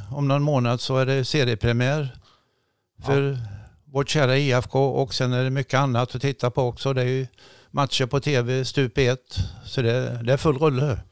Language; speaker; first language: Swedish; native; Swedish